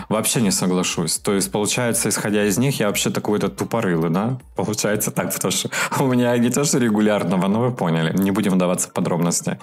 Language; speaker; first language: Russian; native; Russian